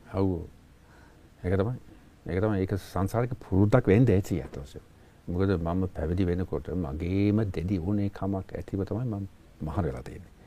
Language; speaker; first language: Sinhala; non-native, fluent; English